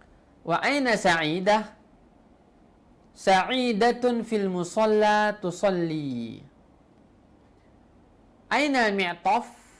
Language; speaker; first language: Arabic; non-native, fluent; Indonesian